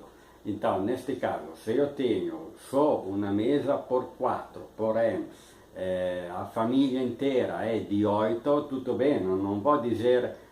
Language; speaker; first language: Portuguese; non-native, fluent; Italian